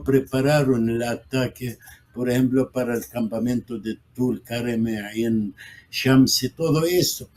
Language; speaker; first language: Spanish; non-native, fluent; Arabic